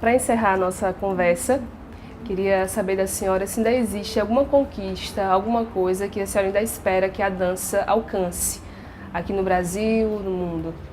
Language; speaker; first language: Portuguese; native; Portuguese